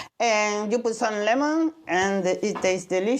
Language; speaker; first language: English; non-native, learner; Spanish